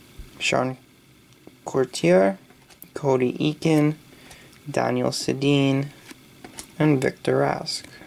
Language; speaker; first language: English; native; English